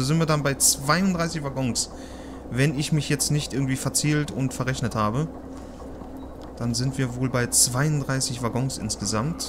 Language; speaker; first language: German; native; German